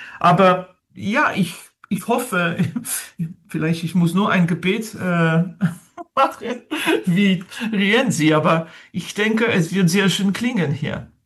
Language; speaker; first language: German; non-native, fluent; French